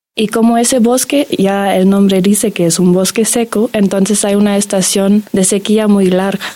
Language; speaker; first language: Spanish; non-native, fluent; German